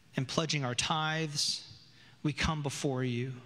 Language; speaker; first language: English; native; English